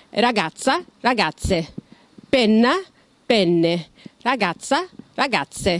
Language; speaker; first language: Italian; non-native, fluent; Arabic